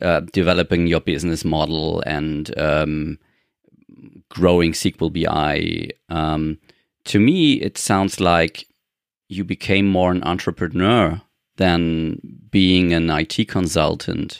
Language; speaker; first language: English; non-native, fluent; German